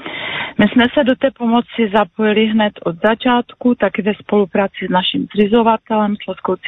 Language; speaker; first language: Czech; non-native, local second language; Polish